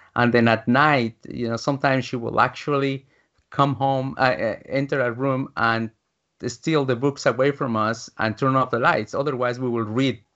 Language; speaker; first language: English; non-native, fluent; Spanish